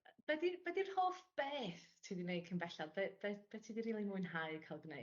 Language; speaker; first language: Welsh; native; Welsh